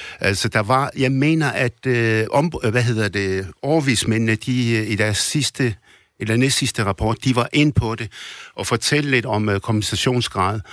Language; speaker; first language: Danish; early bilingual, other home language; Arabic